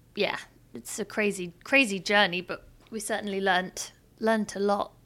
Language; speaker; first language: English; native; English